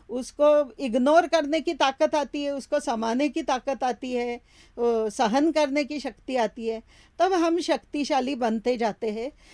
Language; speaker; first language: Hindi; non-native, local second language; Marathi